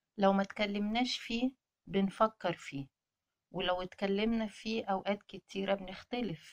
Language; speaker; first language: Arabic; native; Arabic